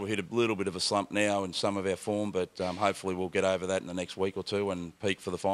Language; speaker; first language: English; native; English